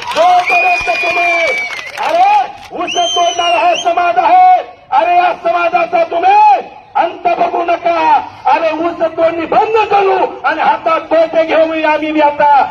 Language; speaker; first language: Marathi; non-native, local second language; Lambadi